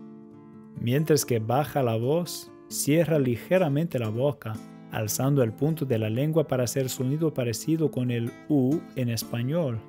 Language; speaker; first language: Spanish; non-native, fluent; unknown